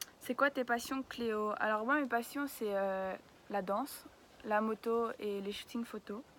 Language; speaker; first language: French; native; French